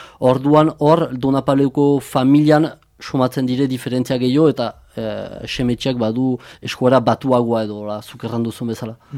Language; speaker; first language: Basque; native; Basque